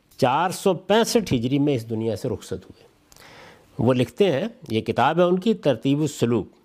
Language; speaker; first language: Urdu; non-native, local second language; Punjabi